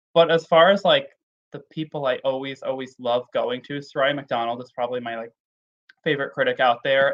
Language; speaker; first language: English; native; English